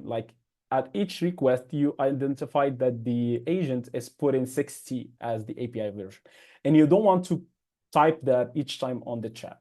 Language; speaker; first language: English; non-native, fluent; Arabic